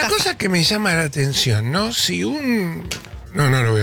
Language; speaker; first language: Spanish; native; Spanish